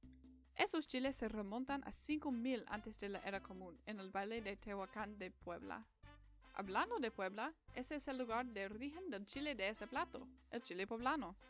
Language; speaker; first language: Spanish; non-native, learner; English